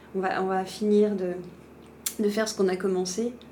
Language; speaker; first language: French; native; French